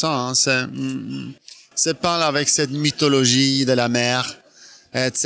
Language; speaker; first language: French; non-native, fluent; Norwegian